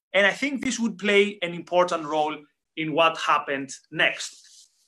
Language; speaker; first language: English; non-native, fluent; Greek